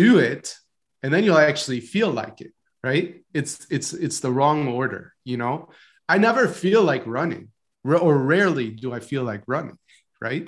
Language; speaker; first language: English; native; English